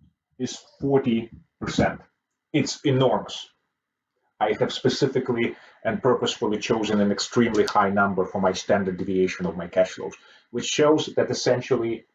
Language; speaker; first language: English; non-native, fluent; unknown